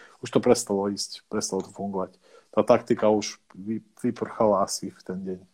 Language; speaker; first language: Slovak; native; Slovak